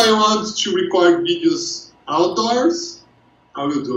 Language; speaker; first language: English; non-native, fluent; Portuguese